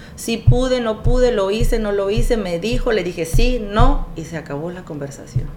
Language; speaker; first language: Spanish; native; Spanish